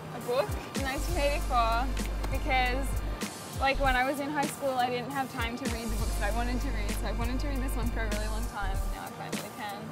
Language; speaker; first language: English; native; English